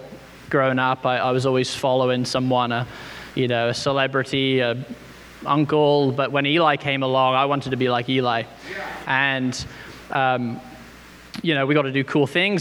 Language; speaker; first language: English; native; English